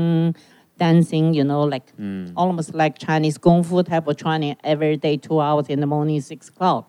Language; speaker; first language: English; non-native, learner; Chinese